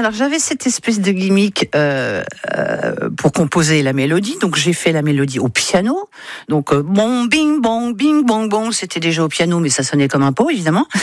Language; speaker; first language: French; native; French